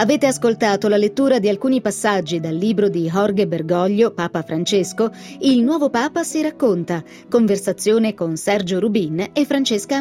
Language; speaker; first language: Italian; native; Italian